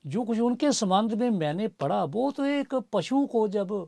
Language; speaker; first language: Hindi; native; Hindi